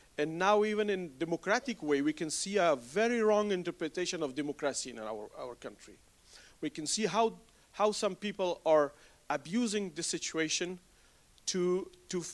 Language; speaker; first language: English; non-native, fluent; Persian